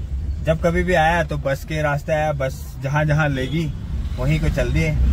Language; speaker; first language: Hindi; native; Hindi